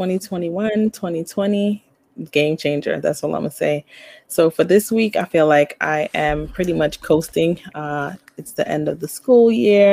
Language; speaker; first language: English; early bilingual, other home language; Spanish